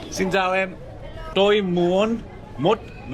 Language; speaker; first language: Vietnamese; non-native, learner; Greek